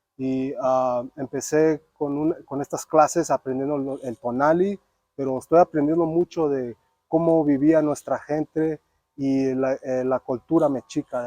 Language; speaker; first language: Spanish; early bilingual, other home language; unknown